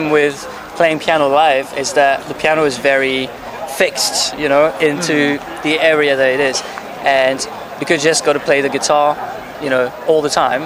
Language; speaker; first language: English; non-native, fluent; French